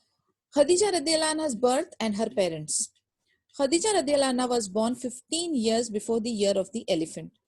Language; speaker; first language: English; non-native, local second language; Urdu